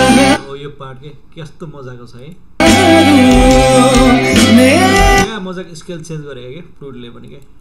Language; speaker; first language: Nepali; native; Nepali